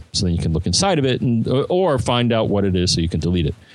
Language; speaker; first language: English; native; English